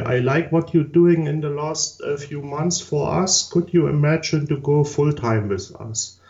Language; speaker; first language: English; non-native, learner; German